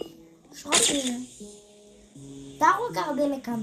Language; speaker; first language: French; early bilingual, other home language; Portuguese